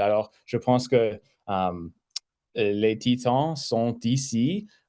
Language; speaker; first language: French; non-native, fluent; English